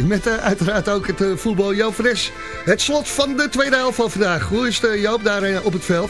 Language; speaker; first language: Dutch; native; Dutch